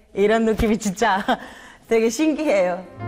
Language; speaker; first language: Korean; non-native, fluent; Spanish